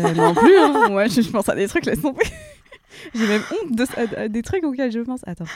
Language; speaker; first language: French; non-native, local second language; Arabic